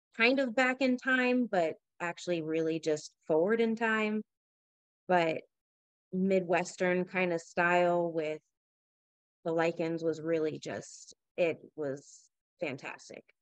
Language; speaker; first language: English; native; English